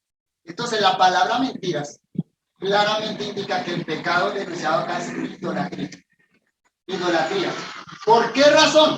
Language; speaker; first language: Spanish; native; Spanish